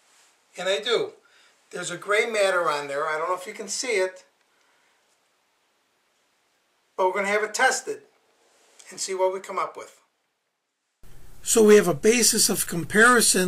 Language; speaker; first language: English; native; English